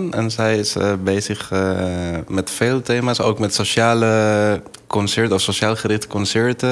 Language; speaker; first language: Dutch; non-native, fluent; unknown